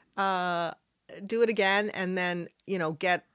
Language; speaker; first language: English; non-native, fluent; Arabic